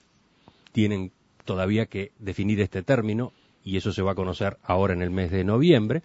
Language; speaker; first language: Spanish; native; Spanish